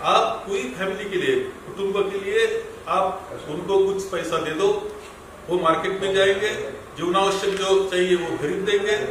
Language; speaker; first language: Hindi; non-native, local second language; Marathi